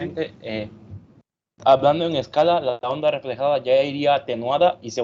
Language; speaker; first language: Spanish; native; Spanish